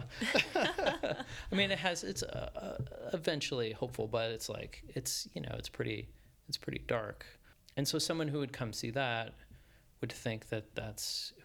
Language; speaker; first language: English; native; English